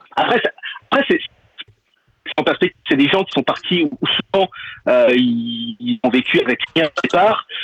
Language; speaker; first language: French; native; French